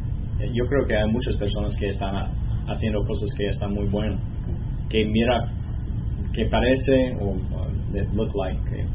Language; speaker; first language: Spanish; non-native, learner; English